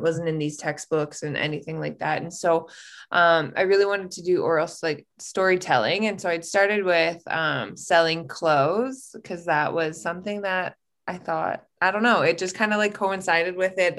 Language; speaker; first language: English; native; English